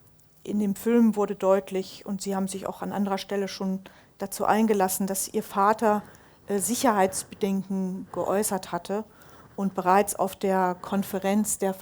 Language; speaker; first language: German; native; German